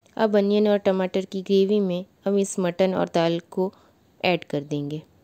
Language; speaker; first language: Hindi; native; Hindi